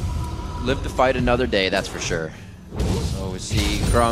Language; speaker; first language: English; native; English